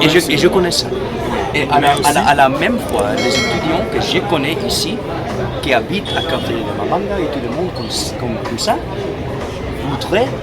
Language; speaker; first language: French; non-native, learner; English